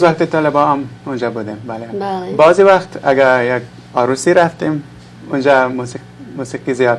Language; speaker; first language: Persian; non-native, local second language; English